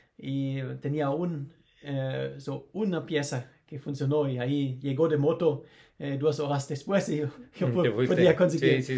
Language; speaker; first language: Spanish; non-native, learner; German